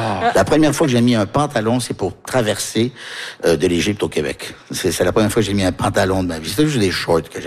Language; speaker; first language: French; early bilingual, other home language; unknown